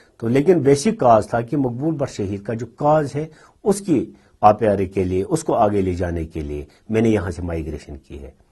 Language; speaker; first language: Urdu; non-native, local second language; Kashmiri